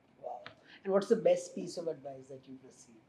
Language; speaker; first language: English; non-native, local second language; Hindi